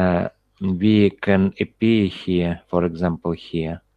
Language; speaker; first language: English; non-native, learner; Russian